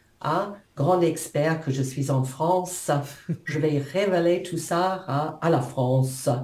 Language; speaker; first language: French; non-native, fluent; English